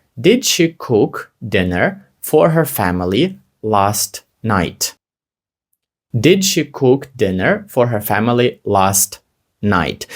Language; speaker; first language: English; non-native, fluent; Ukrainian